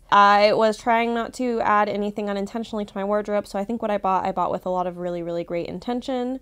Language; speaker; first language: English; native; English